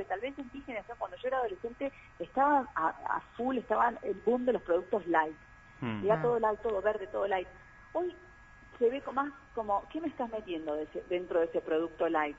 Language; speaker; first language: Spanish; native; Spanish